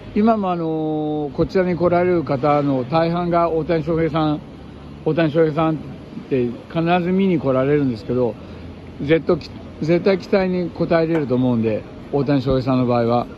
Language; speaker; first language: Japanese; native; Japanese